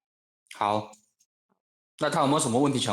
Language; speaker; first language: Chinese; native; Chinese